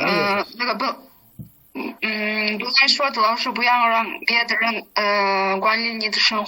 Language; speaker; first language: Chinese; non-native, learner; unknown